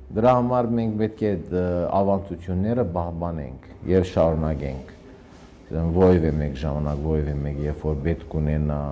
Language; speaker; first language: Armenian; early bilingual, heritage; Armenian